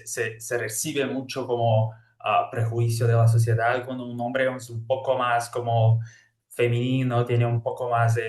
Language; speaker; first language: Spanish; non-native, fluent; Portuguese